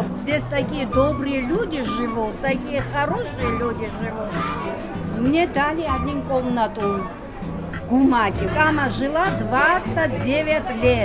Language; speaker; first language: Russian; non-native, fluent; Georgian